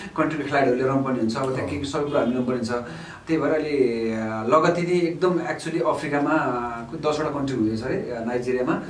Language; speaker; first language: Nepali; native; Nepali